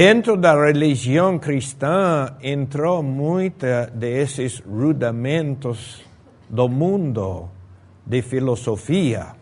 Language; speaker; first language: Portuguese; non-native, fluent; Spanish